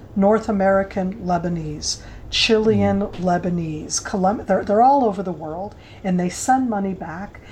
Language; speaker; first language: English; native; English